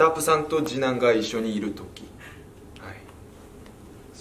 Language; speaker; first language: Japanese; non-native, fluent; Korean